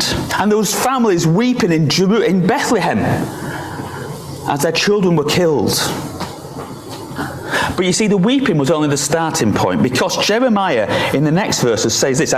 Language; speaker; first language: English; native; English